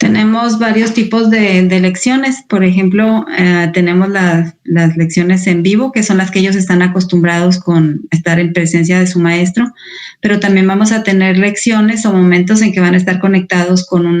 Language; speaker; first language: Spanish; native; Spanish